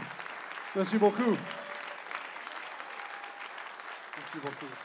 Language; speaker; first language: French; non-native, learner; English